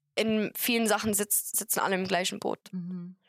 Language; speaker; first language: German; non-native, fluent; English